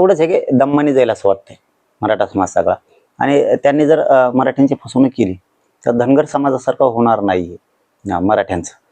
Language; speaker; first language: Marathi; native; Marathi